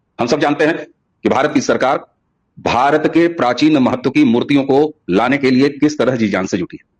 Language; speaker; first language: Hindi; native; Hindi